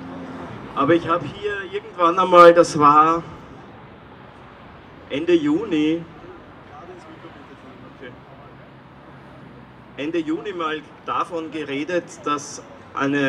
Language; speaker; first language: German; native; German